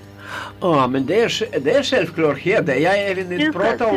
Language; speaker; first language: Swedish; non-native, learner; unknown